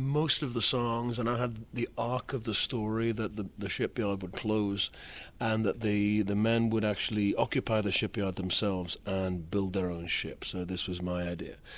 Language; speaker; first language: English; native; English